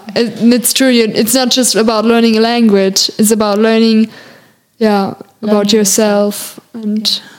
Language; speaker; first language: English; non-native, fluent; German